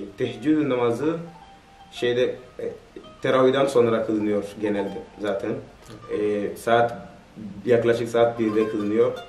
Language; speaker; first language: Turkish; non-native, fluent; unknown